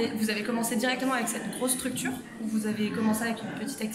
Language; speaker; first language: French; native; French